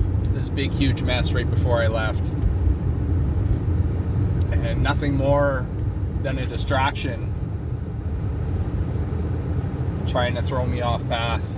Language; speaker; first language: English; native; English